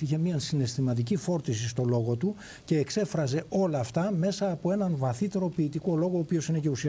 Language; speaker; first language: Greek; native; Greek